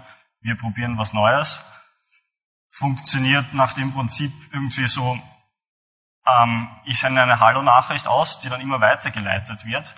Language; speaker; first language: German; native; German